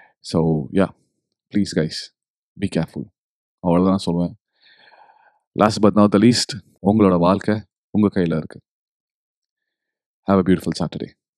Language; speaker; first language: English; non-native, local second language; Tamil